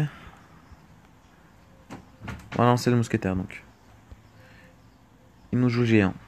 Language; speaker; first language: French; native; French